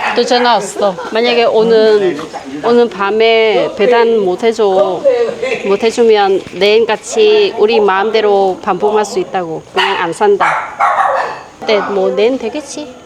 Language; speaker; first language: Korean; non-native, learner; Vietnamese